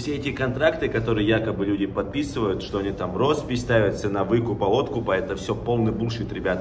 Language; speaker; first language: Russian; native; Russian